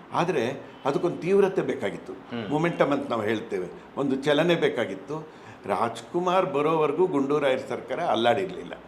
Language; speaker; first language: Kannada; non-native, local second language; Telugu